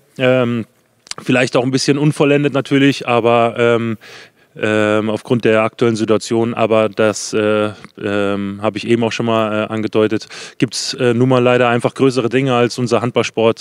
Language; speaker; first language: German; native; German